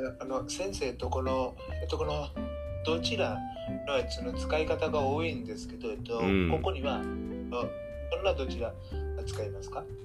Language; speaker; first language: Japanese; non-native, learner; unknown